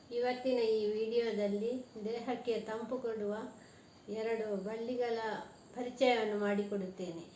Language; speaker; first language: Kannada; non-native, local second language; Tulu